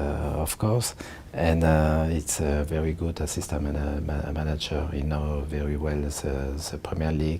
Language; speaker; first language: English; non-native, learner; French